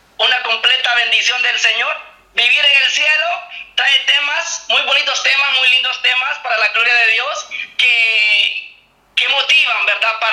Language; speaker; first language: Spanish; native; Spanish